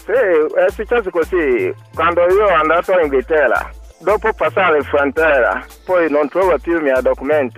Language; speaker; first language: Italian; non-native, learner; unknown